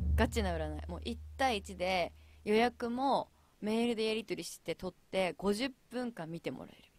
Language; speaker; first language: Japanese; native; Japanese